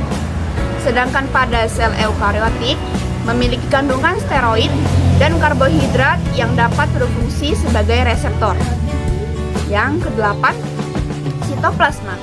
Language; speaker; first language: Indonesian; native; Indonesian